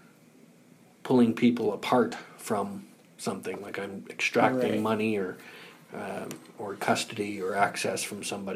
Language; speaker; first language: English; native; English